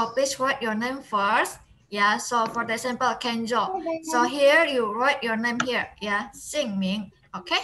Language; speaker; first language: English; non-native, fluent; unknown